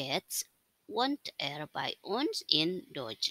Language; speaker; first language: German; non-native, fluent; Indonesian